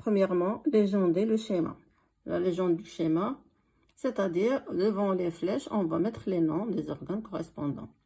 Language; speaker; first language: French; non-native, local second language; Arabic